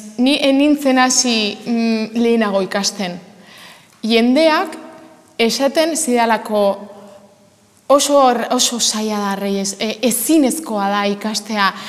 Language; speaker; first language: Basque; non-native, learner; Spanish